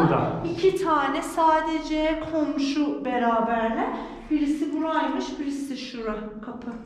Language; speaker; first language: Turkish; non-native, fluent; Persian